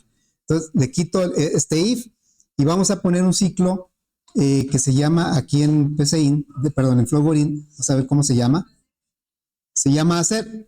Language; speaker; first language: Spanish; native; Spanish